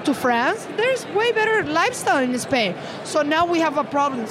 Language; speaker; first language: English; non-native, fluent; Spanish